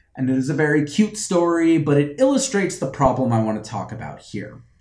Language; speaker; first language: English; native; English